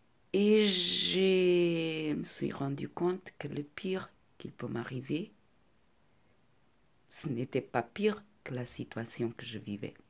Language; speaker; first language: French; non-native, fluent; Portuguese